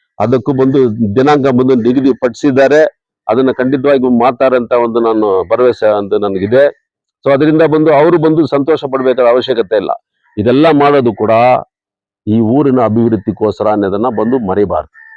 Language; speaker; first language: Kannada; non-native, local second language; Tamil